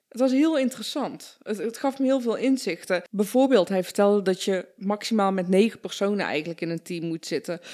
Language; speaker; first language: Dutch; early bilingual, other home language; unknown